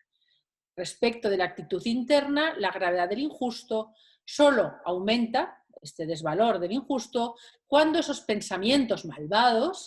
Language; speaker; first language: Spanish; native; Spanish